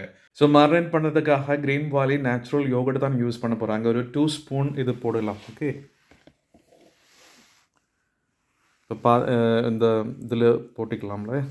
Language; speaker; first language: Tamil; non-native, learner; Malayalam